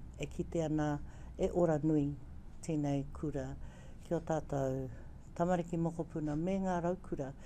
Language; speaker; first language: Māori; native; Māori